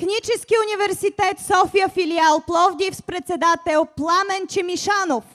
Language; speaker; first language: Bulgarian; native; Bulgarian